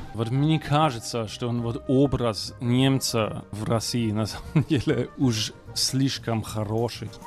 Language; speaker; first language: Russian; non-native, fluent; German